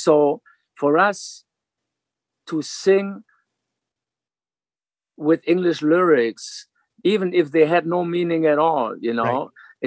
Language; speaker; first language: English; non-native, fluent; German